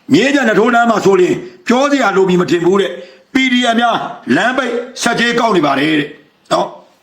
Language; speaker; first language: Burmese; native; Burmese